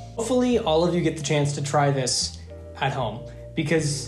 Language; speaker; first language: English; native; English